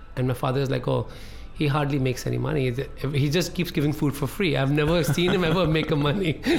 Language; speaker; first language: English; non-native, local second language; Punjabi